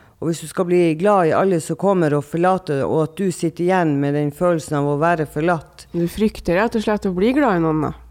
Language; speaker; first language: Norwegian; native; Norwegian